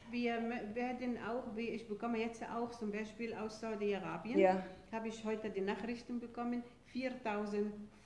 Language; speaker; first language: German; non-native, fluent; Arabic